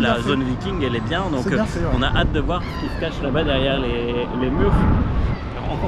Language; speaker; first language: French; native; French